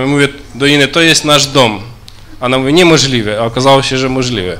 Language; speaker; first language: Polish; early bilingual, other home language; Ukrainian